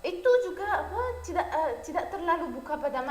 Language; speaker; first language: Indonesian; non-native, learner; Arabic